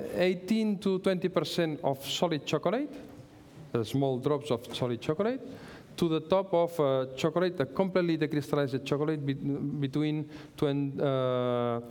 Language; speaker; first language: English; non-native, learner; Spanish